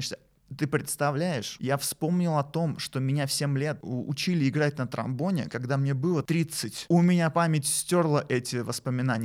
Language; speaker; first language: Russian; native; Russian